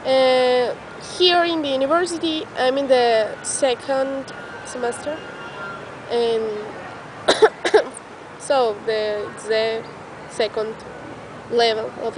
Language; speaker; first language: English; non-native, learner; Spanish